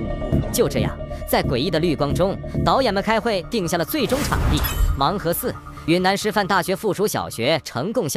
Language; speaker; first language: Chinese; native; Chinese